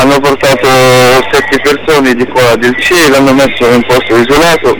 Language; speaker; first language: Italian; non-native, local second language; Arabic